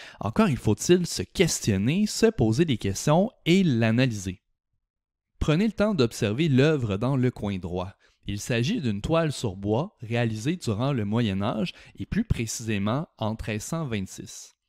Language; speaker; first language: French; native; French